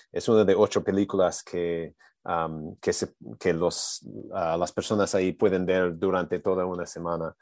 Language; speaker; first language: Spanish; non-native, learner; English